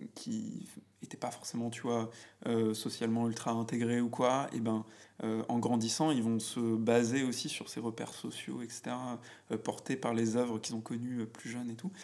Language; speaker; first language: French; native; French